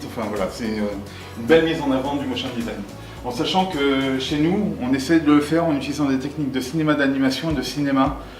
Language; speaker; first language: French; native; French